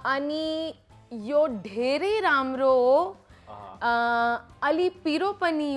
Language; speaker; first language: Nepali; non-native, learner; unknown